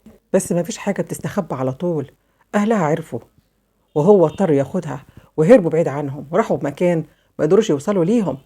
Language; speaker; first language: Arabic; native; Arabic